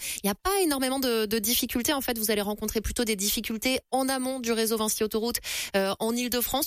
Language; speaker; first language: French; native; French